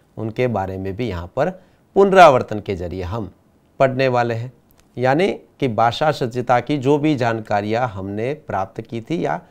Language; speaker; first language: Hindi; non-native, local second language; Gujarati